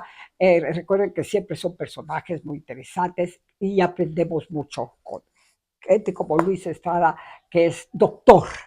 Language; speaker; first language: Spanish; native; Spanish